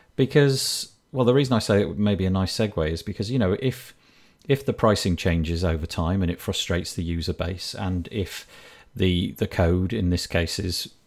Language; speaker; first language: English; native; English